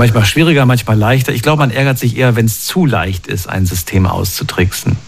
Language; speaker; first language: German; native; German